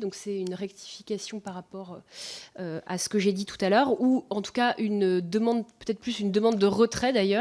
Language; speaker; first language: French; native; French